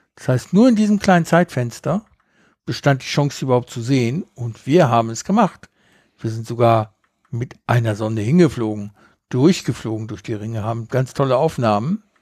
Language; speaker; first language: German; early bilingual, heritage; Spanish